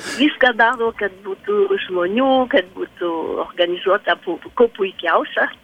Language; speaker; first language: Lithuanian; early bilingual, heritage; French